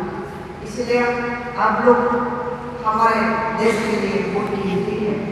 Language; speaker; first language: Hindi; non-native, local second language; Assamese